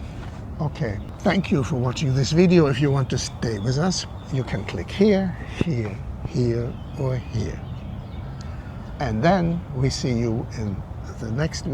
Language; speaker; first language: English; non-native, fluent; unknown